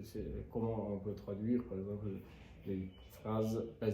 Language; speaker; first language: French; non-native, fluent; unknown